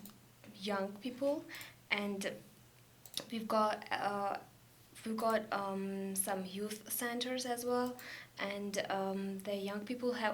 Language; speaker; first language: English; non-native, learner; Georgian